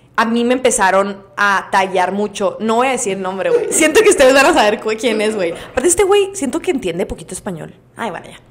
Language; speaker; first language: Spanish; native; Spanish